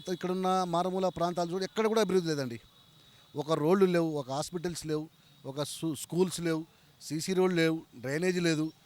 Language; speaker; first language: Telugu; non-native, local second language; Lambadi